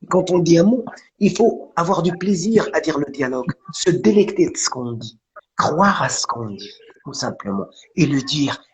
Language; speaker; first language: French; non-native, local second language; Arabic